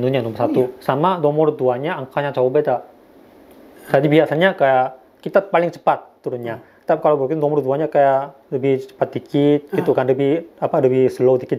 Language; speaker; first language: Indonesian; non-native, fluent; Korean